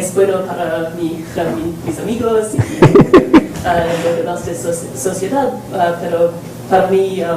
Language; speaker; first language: Spanish; non-native, learner; English